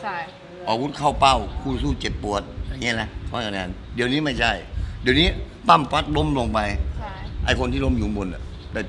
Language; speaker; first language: Thai; native; Thai